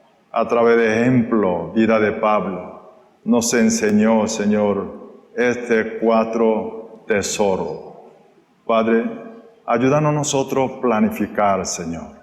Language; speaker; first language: Spanish; non-native, fluent; Korean